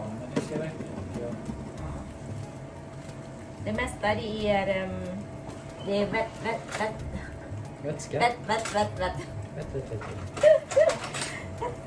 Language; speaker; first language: Swedish; non-native, learner; Thai